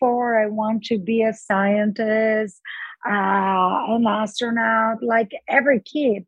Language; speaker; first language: English; non-native, fluent; Portuguese